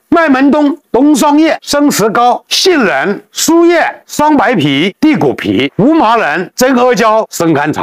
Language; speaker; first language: Chinese; native; Chinese